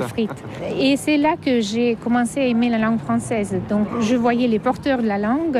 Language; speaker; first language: French; non-native, fluent; Russian